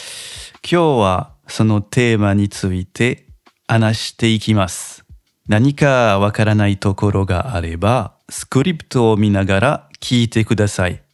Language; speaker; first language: Japanese; non-native, fluent; French